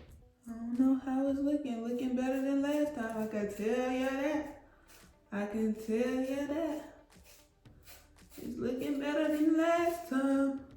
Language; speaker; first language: English; native; English